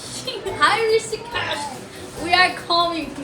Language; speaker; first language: English; non-native, local second language; Hindi